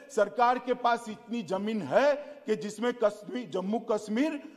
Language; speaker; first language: Hindi; non-native, local second language; Gujarati